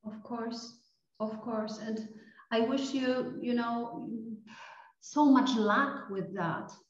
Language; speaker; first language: English; non-native, fluent; Polish